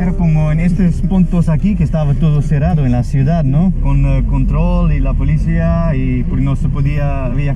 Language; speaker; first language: Spanish; non-native, learner; Dutch